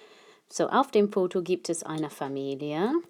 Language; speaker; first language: German; non-native, fluent; English